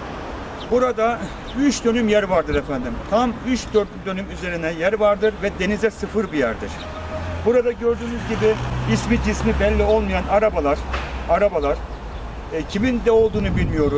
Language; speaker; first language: Turkish; native; Turkish